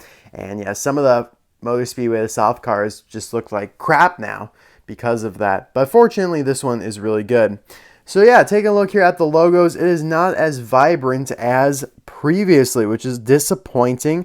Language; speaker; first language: English; native; English